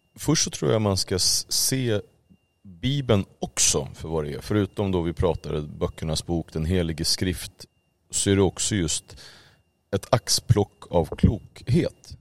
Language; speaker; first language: Swedish; native; Swedish